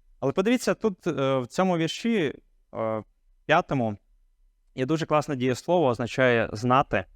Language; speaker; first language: Ukrainian; non-native, local second language; Hungarian